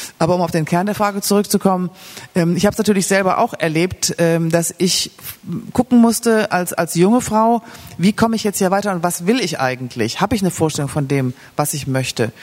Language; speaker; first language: German; native; German